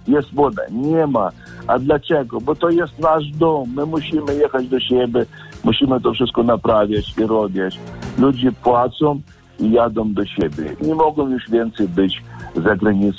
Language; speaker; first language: Polish; non-native, local second language; Ukrainian